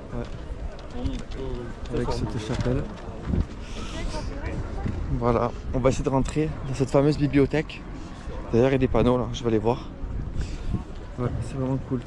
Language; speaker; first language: French; native; French